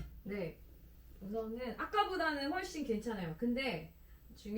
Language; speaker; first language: Korean; native; Korean